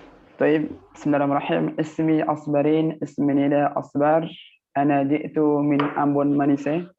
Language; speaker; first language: Arabic; non-native, learner; Indonesian